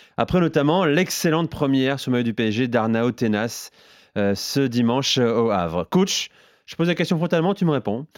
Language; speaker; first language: French; native; French